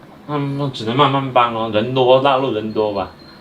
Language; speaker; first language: Chinese; native; Chinese